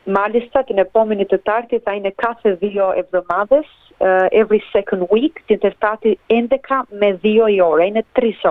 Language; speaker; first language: Greek; early bilingual, heritage; Greek